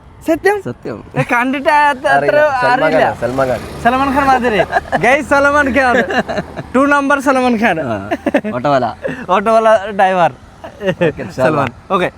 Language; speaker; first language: Malayalam; non-native, learner; Bangla